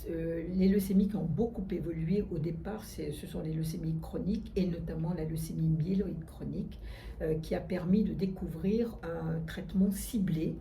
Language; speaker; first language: French; native; French